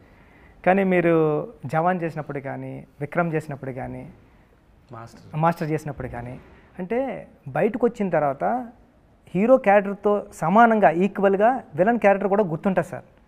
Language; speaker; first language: Telugu; native; Telugu